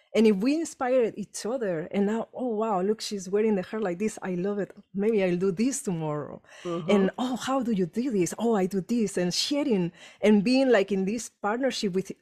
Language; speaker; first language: English; non-native, fluent; Spanish